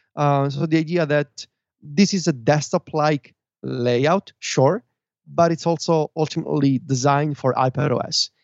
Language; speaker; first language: English; non-native, fluent; Italian